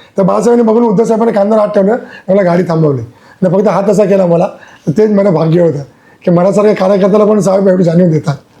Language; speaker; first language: Marathi; non-native, local second language; Gujarati